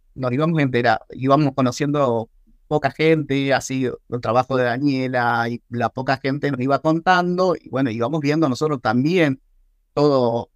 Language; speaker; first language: Spanish; native; Spanish